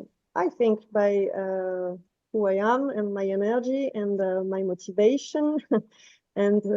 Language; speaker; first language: English; non-native, fluent; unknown